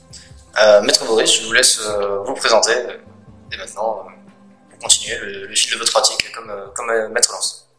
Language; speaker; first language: French; native; French